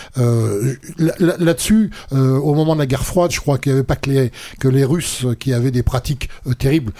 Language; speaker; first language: French; native; French